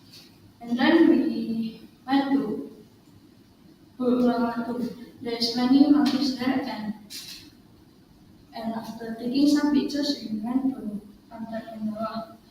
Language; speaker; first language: English; non-native, learner; Indonesian